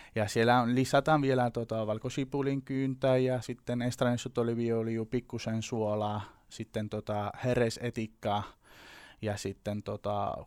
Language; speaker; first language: Finnish; non-native, learner; Spanish